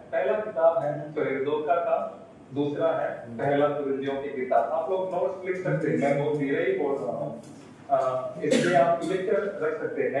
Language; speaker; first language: Hindi; non-native, local second language; Malayalam